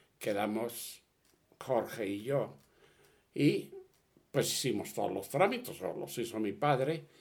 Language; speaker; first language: Spanish; early bilingual, other home language; Catalan